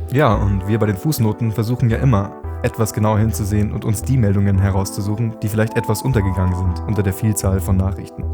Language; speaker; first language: German; native; German